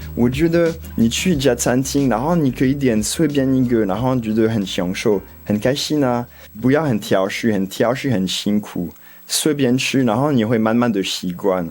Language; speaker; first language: Chinese; non-native, fluent; French